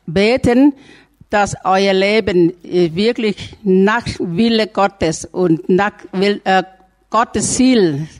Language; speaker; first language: German; non-native, learner; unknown